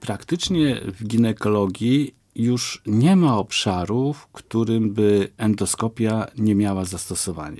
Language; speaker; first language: Polish; native; Polish